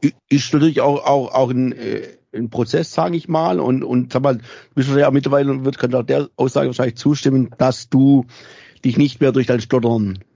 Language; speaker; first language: German; native; German